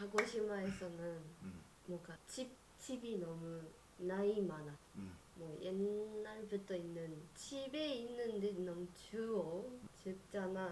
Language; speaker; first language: Korean; non-native, learner; Japanese